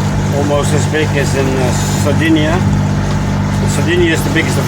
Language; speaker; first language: English; non-native, fluent; Dutch